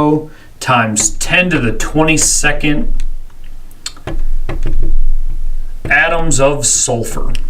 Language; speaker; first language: English; native; English